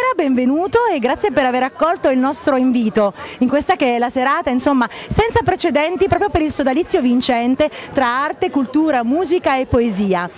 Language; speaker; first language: Italian; native; Italian